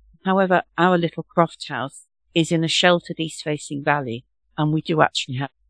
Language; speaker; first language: English; native; English